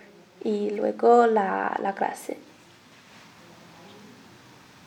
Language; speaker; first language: Spanish; non-native, learner; Chinese